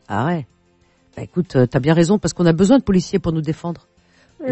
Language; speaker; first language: French; native; French